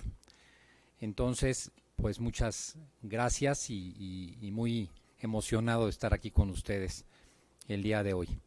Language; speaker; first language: Spanish; native; Spanish